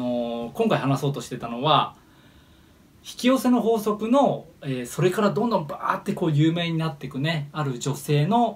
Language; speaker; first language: Japanese; native; Japanese